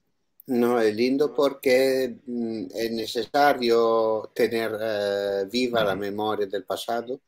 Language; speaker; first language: Spanish; non-native, learner; Italian